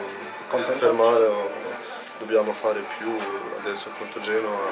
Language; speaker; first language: Italian; non-native, learner; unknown